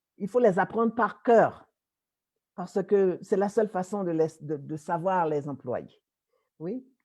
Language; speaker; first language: French; native; French